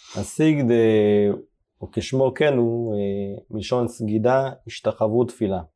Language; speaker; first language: Hebrew; early bilingual, other home language; Amharic